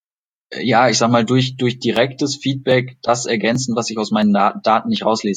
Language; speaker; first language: German; native; German